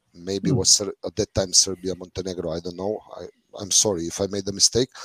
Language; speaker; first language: English; non-native, fluent; Slovenian